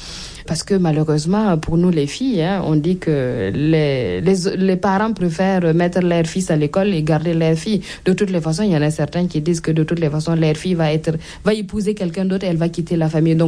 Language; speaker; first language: French; non-native, local second language; Mossi